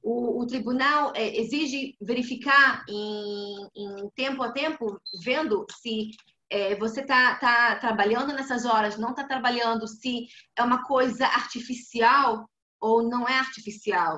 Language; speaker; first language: Portuguese; non-native, fluent; Hebrew